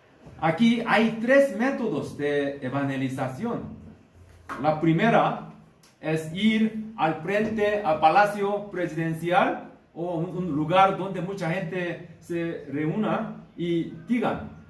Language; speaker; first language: Spanish; non-native, learner; Korean